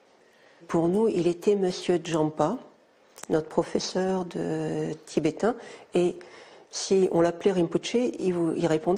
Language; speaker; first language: French; native; French